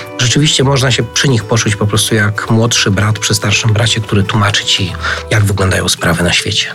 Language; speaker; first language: Polish; native; Polish